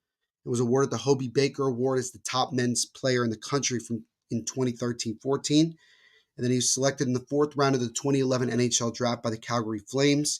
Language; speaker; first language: English; native; English